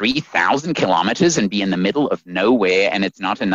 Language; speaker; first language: English; native; English